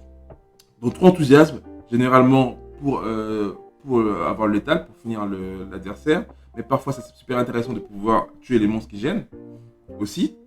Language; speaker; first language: French; native; French